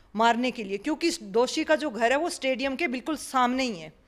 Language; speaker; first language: Hindi; native; Hindi